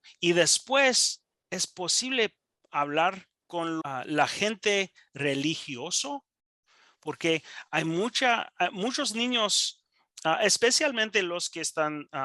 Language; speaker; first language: Spanish; non-native, learner; English